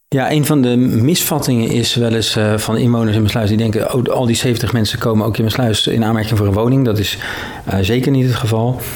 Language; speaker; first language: Dutch; native; Dutch